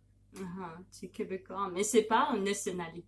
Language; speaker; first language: French; non-native, learner; Russian